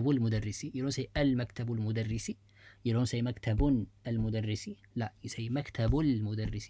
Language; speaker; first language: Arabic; non-native, fluent; English